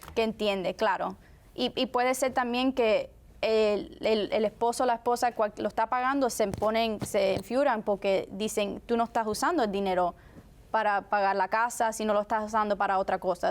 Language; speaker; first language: Spanish; early bilingual, heritage; Spanish